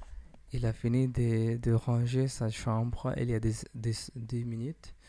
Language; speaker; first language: French; non-native, learner; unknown